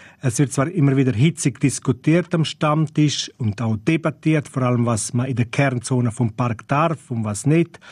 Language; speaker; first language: German; non-native, local second language; Romansh